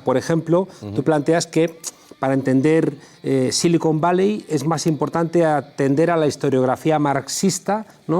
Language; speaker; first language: Spanish; native; Spanish